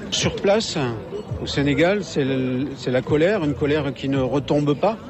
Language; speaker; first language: French; native; French